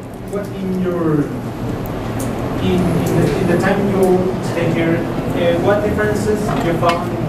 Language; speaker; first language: English; non-native, learner; Spanish